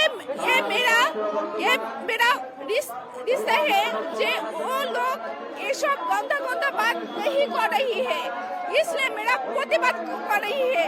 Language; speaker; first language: Hindi; non-native, local second language; Bangla